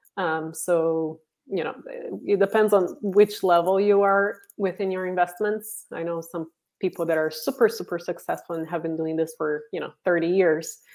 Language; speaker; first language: English; non-native, fluent; Portuguese